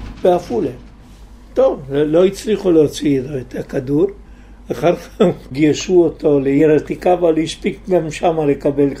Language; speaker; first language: Hebrew; non-native, fluent; Italian